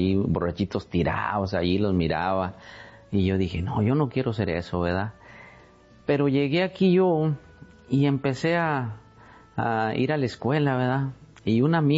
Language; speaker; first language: Spanish; native; Spanish